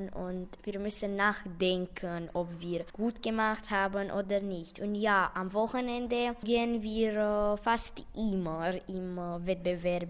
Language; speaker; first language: German; non-native, local second language; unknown